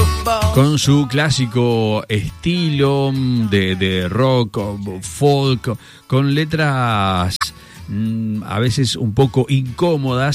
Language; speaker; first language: Spanish; native; Spanish